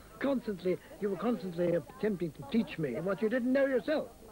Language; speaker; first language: English; native; English